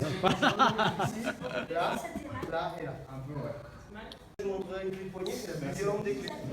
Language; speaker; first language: French; native; French